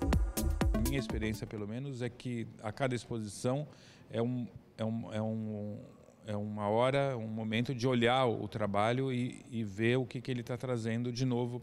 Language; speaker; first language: Portuguese; native; Portuguese